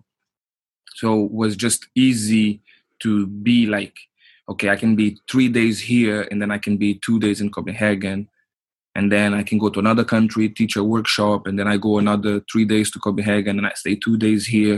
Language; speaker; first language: English; non-native, fluent; Portuguese